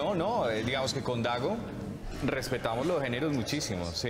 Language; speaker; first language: Spanish; native; Spanish